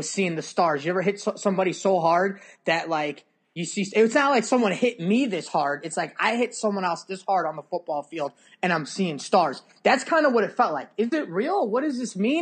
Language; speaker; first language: English; native; English